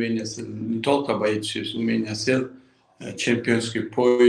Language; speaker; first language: Russian; non-native, local second language; Kyrgyz